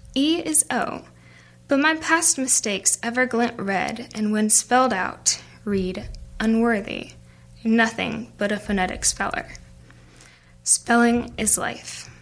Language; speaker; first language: English; native; English